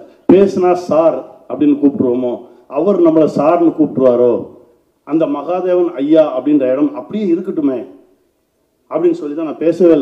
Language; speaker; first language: Tamil; native; Tamil